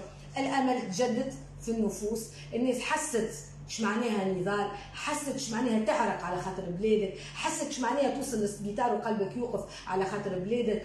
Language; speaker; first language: Arabic; native; Arabic